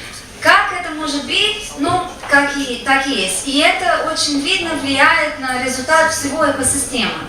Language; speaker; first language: Russian; non-native, fluent; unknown